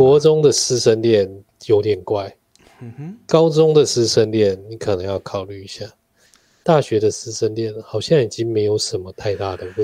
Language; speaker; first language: Chinese; native; Chinese